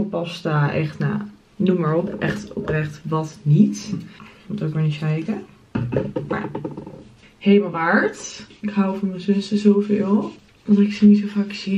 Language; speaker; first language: Dutch; native; Dutch